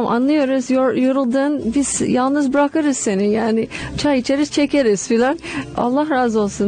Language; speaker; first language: Turkish; non-native, fluent; English